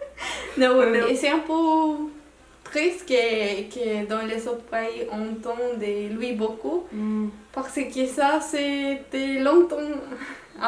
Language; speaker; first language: French; non-native, local second language; Spanish